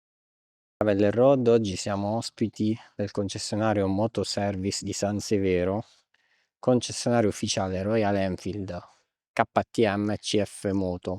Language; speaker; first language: Italian; native; Italian